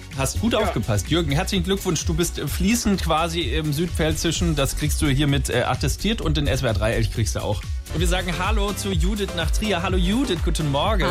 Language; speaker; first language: German; native; German